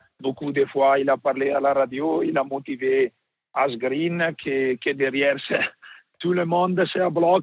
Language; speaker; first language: French; non-native, learner; Italian